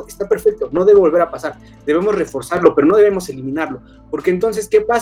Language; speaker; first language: Spanish; native; Spanish